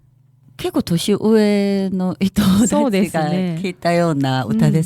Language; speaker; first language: Japanese; non-native, learner; Korean